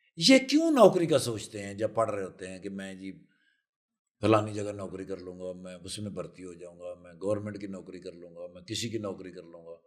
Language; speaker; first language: Urdu; non-native, local second language; Punjabi